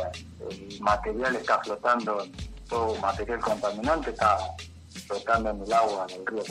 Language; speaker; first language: Spanish; native; Spanish